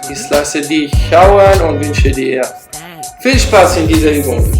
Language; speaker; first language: German; non-native, learner; French